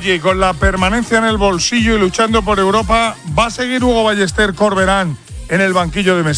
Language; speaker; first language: Spanish; native; Spanish